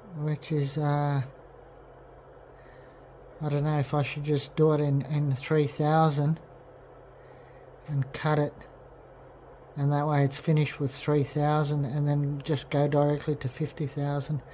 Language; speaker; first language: English; native; English